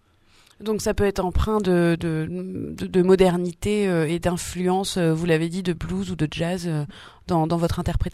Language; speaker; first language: French; native; French